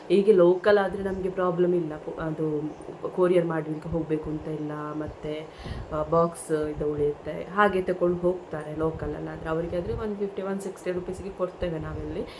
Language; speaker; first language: Kannada; non-native, local second language; Tulu